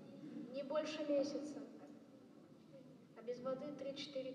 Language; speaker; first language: Russian; non-native, local second language; Belarusian